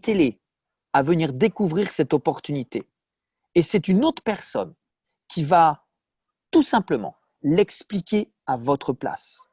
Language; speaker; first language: French; native; French